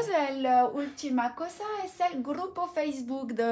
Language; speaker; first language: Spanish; non-native, learner; French